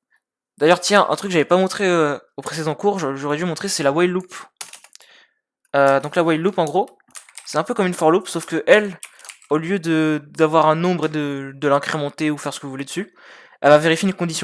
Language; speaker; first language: French; native; French